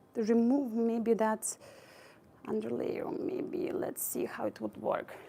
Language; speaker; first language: English; non-native, fluent; Lithuanian